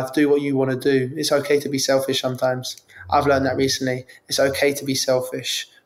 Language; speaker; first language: English; native; English